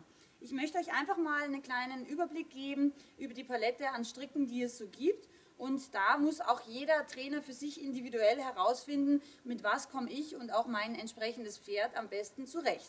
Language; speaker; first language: German; native; German